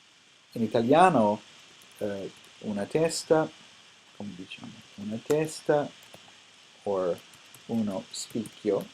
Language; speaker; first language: Italian; non-native, fluent; English